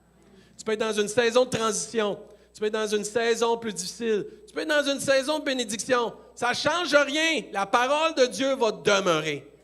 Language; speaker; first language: French; native; French